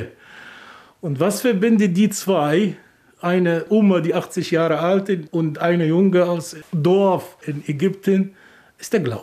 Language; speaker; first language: German; non-native, fluent; Arabic